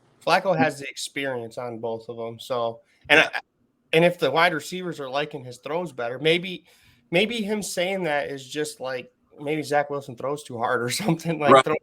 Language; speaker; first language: English; native; English